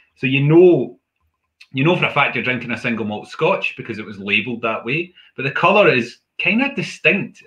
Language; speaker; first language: English; native; English